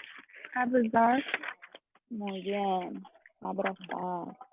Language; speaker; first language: Spanish; non-native, fluent; English